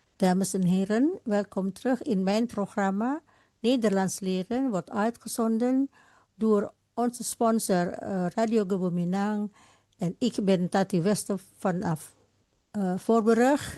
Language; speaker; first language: Dutch; non-native, fluent; Indonesian